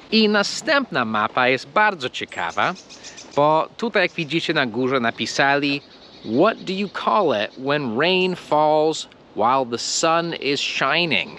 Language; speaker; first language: Polish; non-native, fluent; English